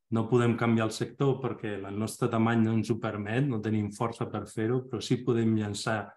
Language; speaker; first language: Catalan; non-native, local second language; Spanish